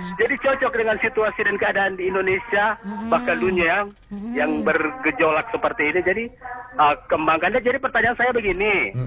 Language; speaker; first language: Indonesian; native; Indonesian